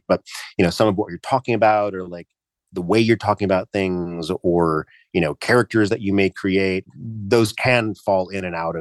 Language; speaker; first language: English; early bilingual, other home language; Japanese